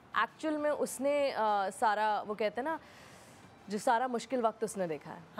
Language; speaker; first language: Hindi; native; Hindi